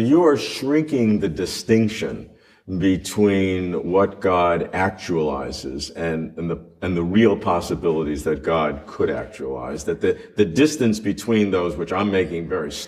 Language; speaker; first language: English; native; English